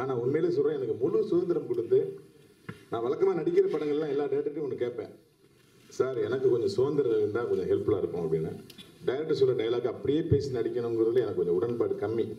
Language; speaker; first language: Tamil; native; Tamil